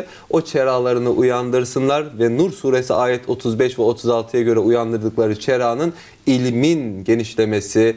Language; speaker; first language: Turkish; native; Turkish